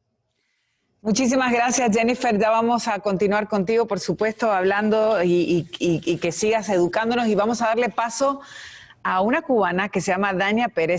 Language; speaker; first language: Spanish; native; Spanish